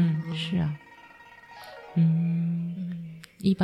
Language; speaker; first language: Chinese; non-native, learner; Japanese